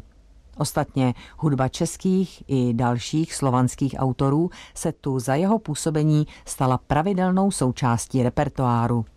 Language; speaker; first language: Czech; native; Czech